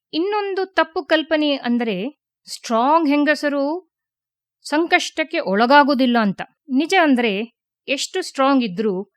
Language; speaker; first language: Kannada; native; Kannada